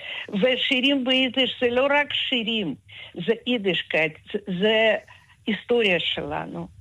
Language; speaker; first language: Hebrew; non-native, fluent; Russian